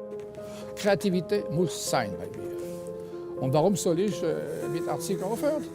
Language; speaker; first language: German; non-native, fluent; French